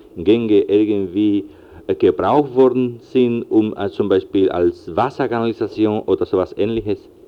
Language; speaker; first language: German; non-native, fluent; Spanish